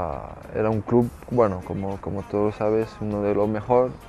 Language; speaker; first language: Spanish; non-native, fluent; French